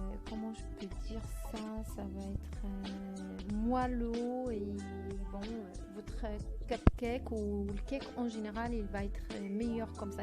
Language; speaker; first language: French; non-native, fluent; Arabic